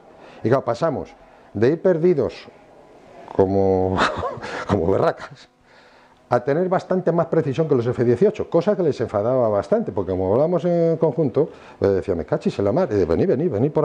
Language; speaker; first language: Spanish; native; Spanish